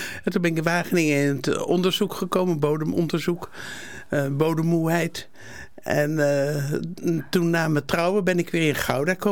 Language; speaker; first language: Dutch; native; Dutch